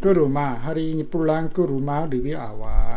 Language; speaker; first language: Indonesian; non-native, learner; Korean